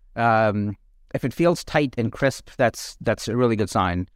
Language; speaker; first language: English; native; English